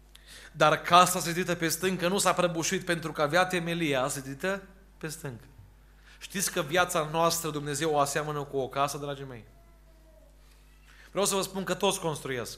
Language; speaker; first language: Romanian; native; Romanian